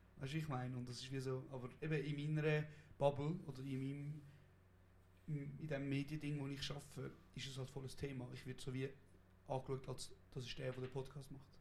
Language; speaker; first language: German; early bilingual, other home language; Kurdish